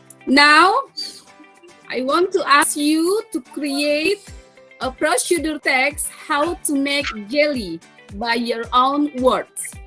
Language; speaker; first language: English; non-native, learner; Indonesian